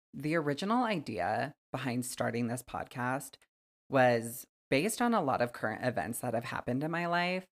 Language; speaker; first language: English; native; English